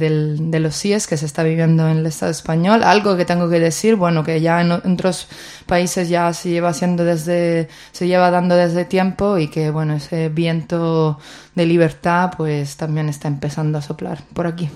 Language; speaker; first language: Spanish; native; Spanish